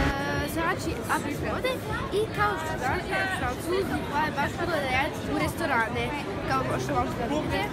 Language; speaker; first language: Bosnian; early bilingual, heritage; Serbian